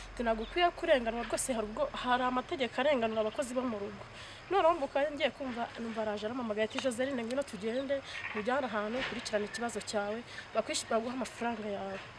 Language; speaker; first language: Kinyarwanda; native; Kinyarwanda